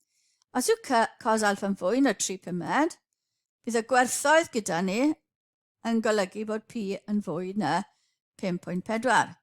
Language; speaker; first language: Welsh; native; Welsh